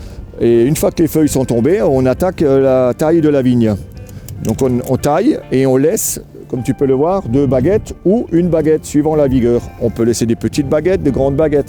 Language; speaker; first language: French; native; French